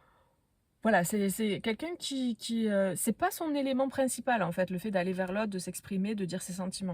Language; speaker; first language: French; native; French